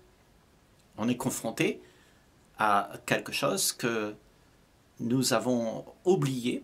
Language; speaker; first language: French; native; French